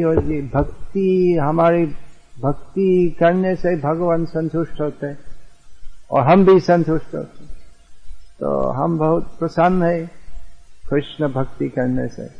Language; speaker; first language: Hindi; non-native, fluent; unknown